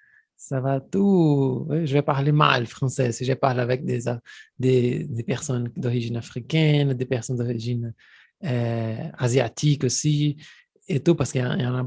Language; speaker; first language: French; non-native, fluent; Portuguese